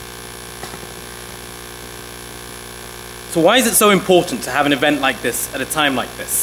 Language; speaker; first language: English; native; English